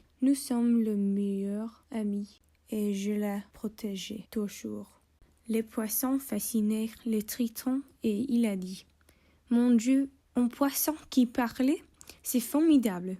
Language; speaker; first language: French; non-native, learner; English